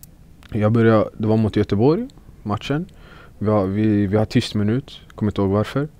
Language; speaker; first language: Swedish; early bilingual, other home language; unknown